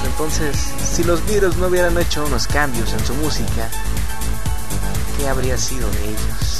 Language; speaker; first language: Spanish; native; Spanish